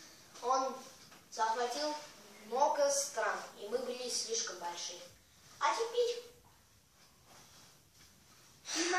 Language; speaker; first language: Russian; non-native, learner; Armenian